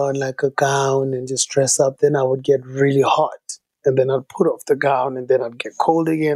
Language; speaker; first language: English; non-native, local second language; Tswana